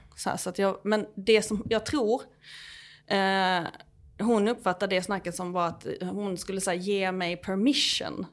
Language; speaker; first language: Swedish; native; Swedish